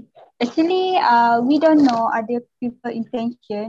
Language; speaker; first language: English; non-native, local second language; Malay